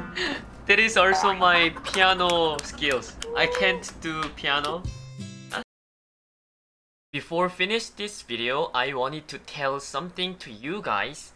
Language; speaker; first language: English; non-native, learner; Korean